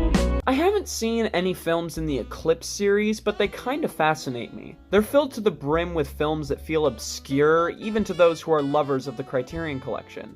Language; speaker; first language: English; native; English